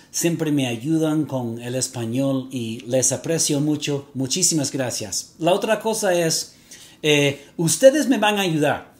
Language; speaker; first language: Spanish; native; Spanish